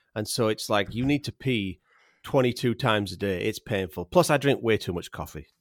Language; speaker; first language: English; native; English